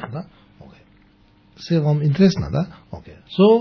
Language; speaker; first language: Russian; non-native, learner; Tibetan